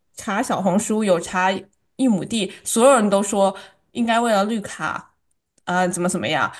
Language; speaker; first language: Chinese; native; Chinese